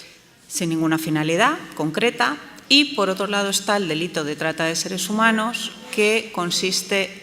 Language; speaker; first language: Spanish; native; Spanish